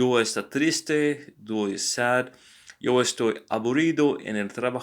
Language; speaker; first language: Spanish; non-native, learner; English